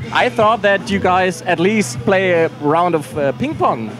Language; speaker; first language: English; non-native, fluent; German